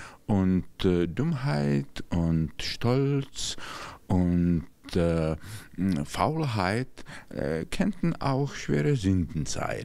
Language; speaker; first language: German; non-native, fluent; Czech